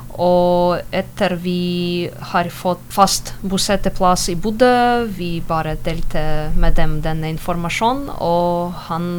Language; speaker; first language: Norwegian; non-native, learner; Ukrainian